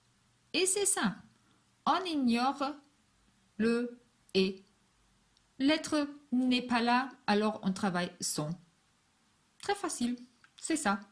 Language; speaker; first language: French; non-native, fluent; Hebrew